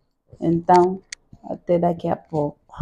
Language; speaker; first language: Portuguese; native; Portuguese